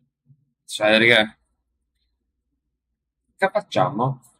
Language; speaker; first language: Italian; non-native, learner; English